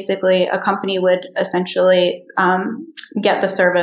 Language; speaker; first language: English; native; English